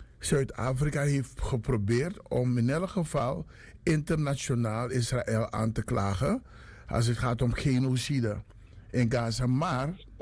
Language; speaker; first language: Dutch; native; Dutch